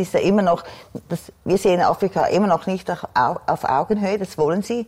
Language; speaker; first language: German; native; German